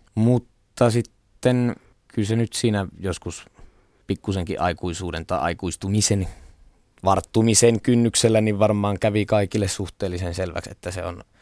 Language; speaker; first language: Finnish; native; Finnish